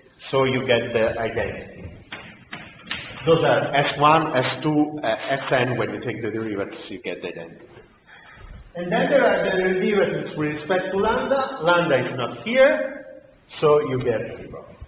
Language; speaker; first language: English; non-native, fluent; Italian